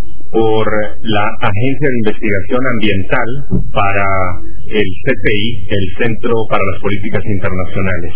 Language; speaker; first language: Spanish; native; Spanish